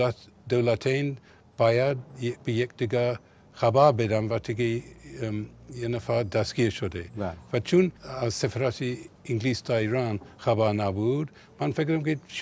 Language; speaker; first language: Persian; non-native, fluent; English